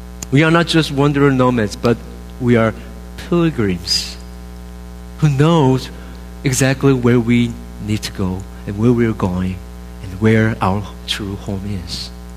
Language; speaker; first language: English; non-native, fluent; Korean